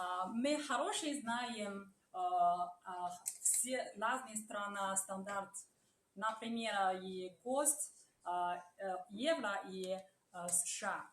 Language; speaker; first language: Russian; non-native, learner; Chinese